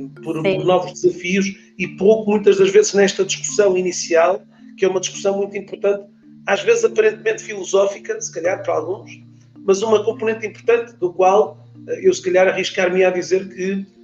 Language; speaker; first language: Portuguese; native; Portuguese